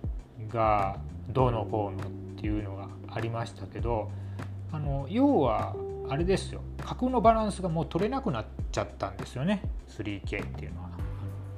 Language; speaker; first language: Japanese; native; Japanese